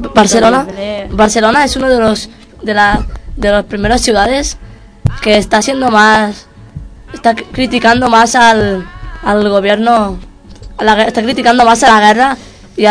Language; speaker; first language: Spanish; early bilingual, other home language; Arabic